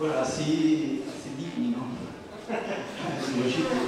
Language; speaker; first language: Czech; non-native, learner; Italian